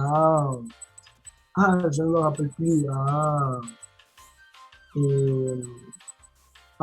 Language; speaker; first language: French; non-native, learner; Spanish